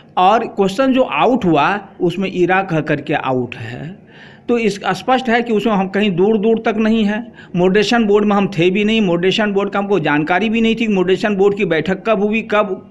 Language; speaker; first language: Hindi; native; Hindi